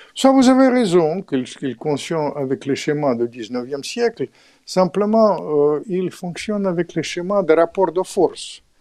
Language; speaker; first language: French; non-native, fluent; Russian